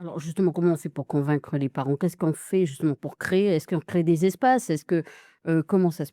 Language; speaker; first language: French; native; French